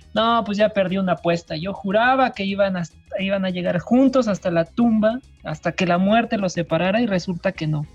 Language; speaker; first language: Spanish; native; Spanish